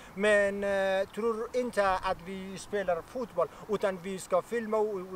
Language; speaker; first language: Swedish; non-native, learner; Persian